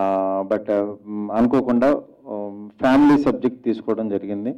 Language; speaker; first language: Telugu; native; Telugu